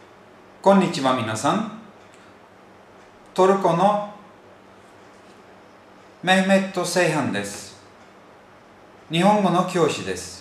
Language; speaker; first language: Japanese; non-native, fluent; Turkish